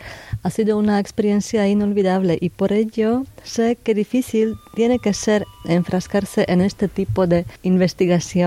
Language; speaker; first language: Spanish; non-native, fluent; Czech